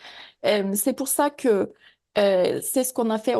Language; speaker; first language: French; native; French